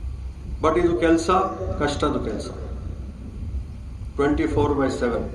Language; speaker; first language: Kannada; non-native, fluent; Hindi